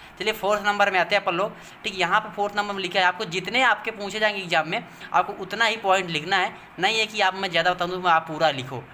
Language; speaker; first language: Hindi; native; Hindi